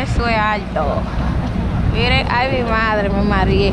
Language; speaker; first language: Spanish; native; Spanish